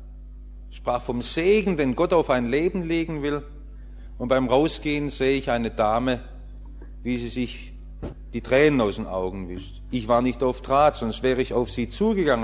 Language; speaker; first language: German; native; German